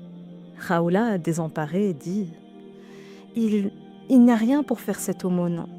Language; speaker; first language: French; native; French